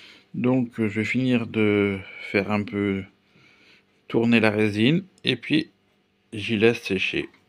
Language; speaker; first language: French; native; French